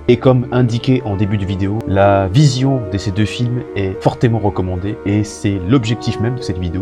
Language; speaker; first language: French; native; French